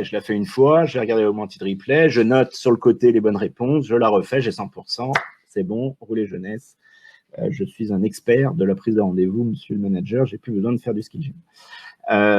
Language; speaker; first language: French; native; French